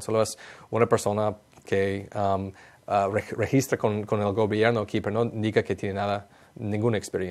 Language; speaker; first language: Spanish; non-native, fluent; English